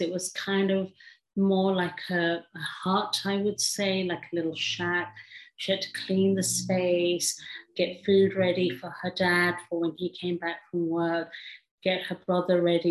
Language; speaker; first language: English; early bilingual, other home language; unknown